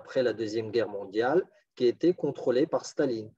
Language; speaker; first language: French; non-native, fluent; Ukrainian